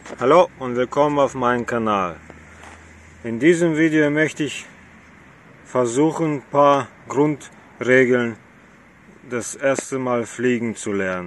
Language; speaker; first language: German; non-native, fluent; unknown